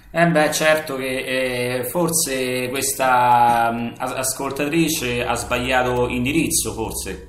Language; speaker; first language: Italian; native; Italian